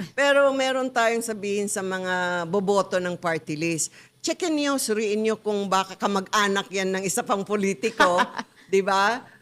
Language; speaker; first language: Filipino; non-native, local second language; Iloko